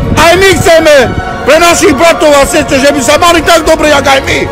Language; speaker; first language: Slovak; non-native, local second language; Romany